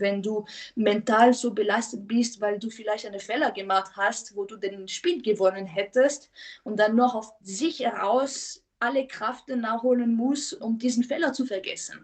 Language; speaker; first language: German; non-native, fluent; French